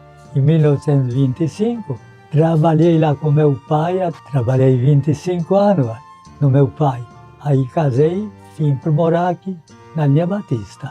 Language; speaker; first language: Portuguese; non-native, local second language; Polish